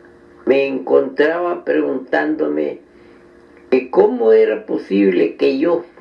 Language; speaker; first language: Spanish; native; Spanish